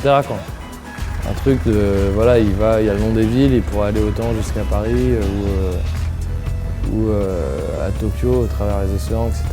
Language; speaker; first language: French; native; French